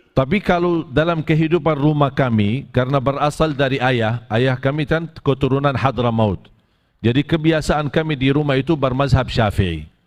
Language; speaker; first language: Malay; non-native, fluent; Arabic